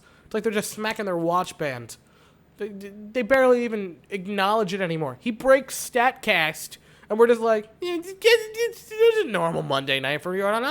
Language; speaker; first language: English; native; English